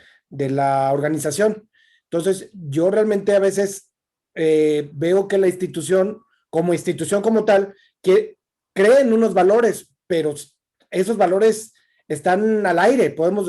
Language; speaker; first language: Spanish; native; Spanish